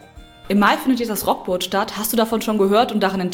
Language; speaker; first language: German; native; German